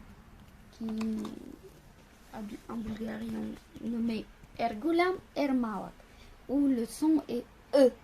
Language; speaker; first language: French; non-native, fluent; Bulgarian